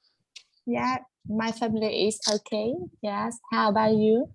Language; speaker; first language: English; non-native, learner; Vietnamese